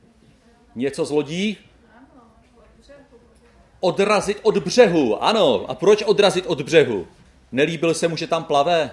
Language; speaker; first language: Czech; native; Czech